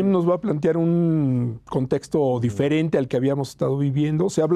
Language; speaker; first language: Spanish; native; Spanish